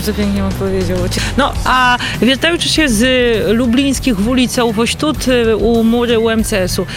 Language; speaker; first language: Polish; non-native, learner; Belarusian